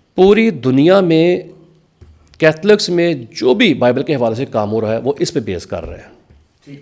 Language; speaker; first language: Urdu; non-native, local second language; Punjabi